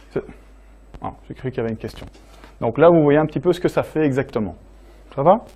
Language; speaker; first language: French; native; French